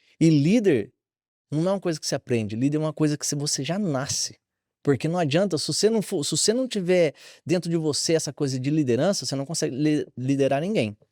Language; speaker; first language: Portuguese; native; Portuguese